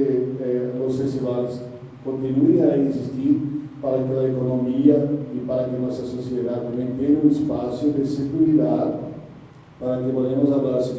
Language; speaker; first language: Spanish; non-native, learner; Portuguese